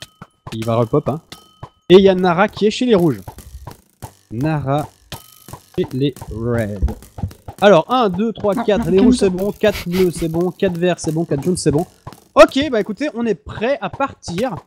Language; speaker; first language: French; native; French